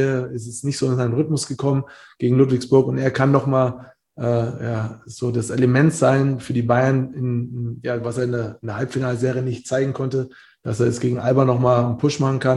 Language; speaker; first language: German; native; German